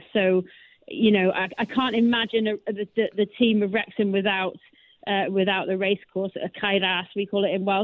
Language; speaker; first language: English; native; English